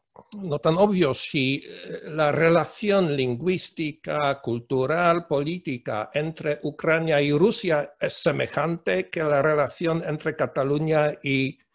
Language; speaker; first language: Spanish; non-native, fluent; Polish